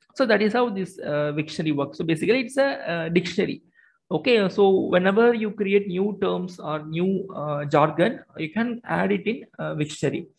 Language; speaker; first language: English; non-native, local second language; Tamil